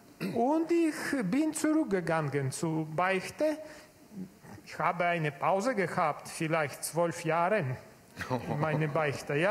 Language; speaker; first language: German; non-native, learner; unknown